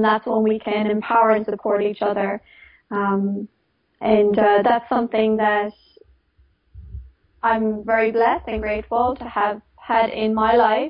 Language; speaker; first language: English; native; English